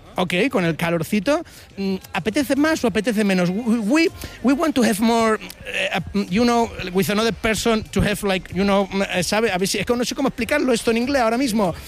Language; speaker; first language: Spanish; native; Spanish